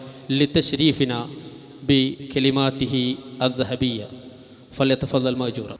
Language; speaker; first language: Arabic; non-native, fluent; Malayalam